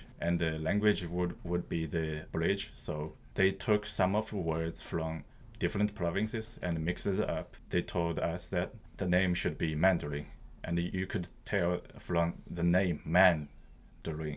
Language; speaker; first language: English; non-native, fluent; Chinese